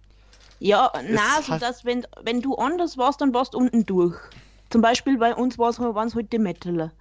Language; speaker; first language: German; native; German